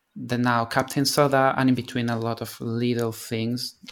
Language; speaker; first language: English; non-native, fluent; Spanish